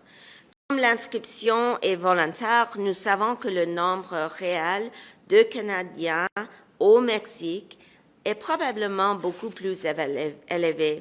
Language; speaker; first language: French; non-native, local second language; English